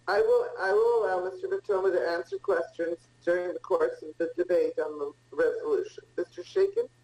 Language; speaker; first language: English; early bilingual, other home language; Italian